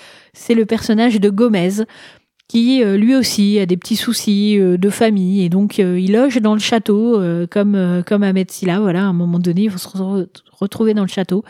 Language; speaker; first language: French; native; French